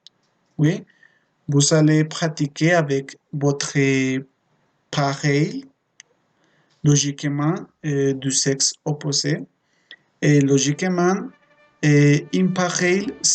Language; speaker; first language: French; non-native, fluent; Spanish